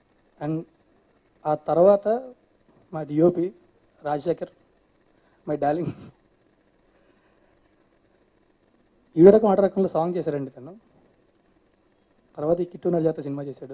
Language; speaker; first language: Telugu; native; Telugu